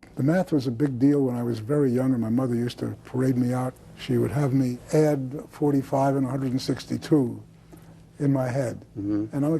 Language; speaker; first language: English; native; English